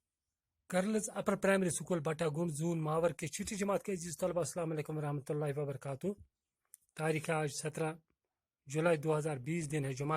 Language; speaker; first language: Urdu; non-native, local second language; Kashmiri